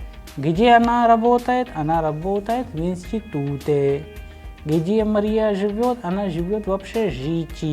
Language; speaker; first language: Russian; non-native, fluent; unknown